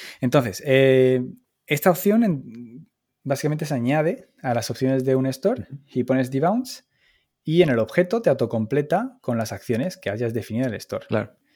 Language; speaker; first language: Spanish; native; Spanish